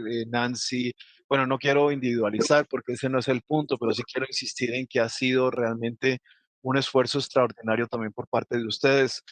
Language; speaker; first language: Spanish; native; Spanish